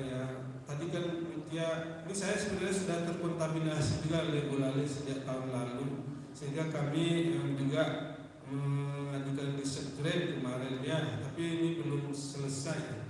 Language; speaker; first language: Indonesian; native; Indonesian